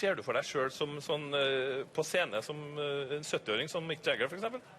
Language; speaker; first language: Norwegian; native; Norwegian